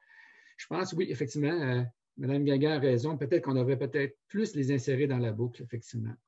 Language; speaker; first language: French; native; French